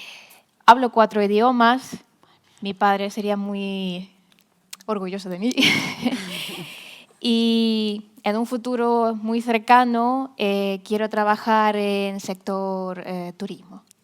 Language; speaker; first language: Spanish; non-native, fluent; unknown